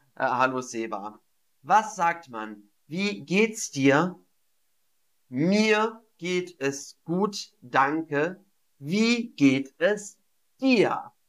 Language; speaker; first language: German; non-native, fluent; English